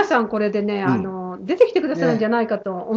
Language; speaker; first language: Japanese; native; Japanese